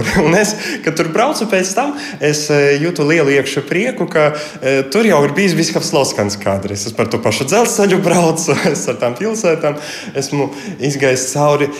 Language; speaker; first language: Latvian; early bilingual, heritage; Russian